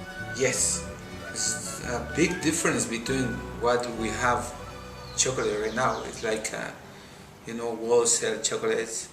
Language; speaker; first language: English; non-native, learner; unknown